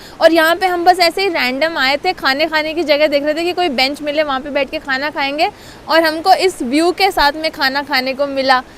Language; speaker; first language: Hindi; native; Hindi